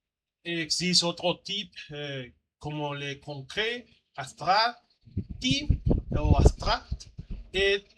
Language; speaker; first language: French; non-native, learner; Spanish